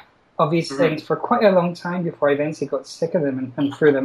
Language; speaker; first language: English; native; English